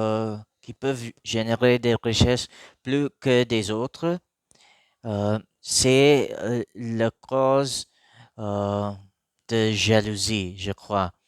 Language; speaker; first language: French; non-native, learner; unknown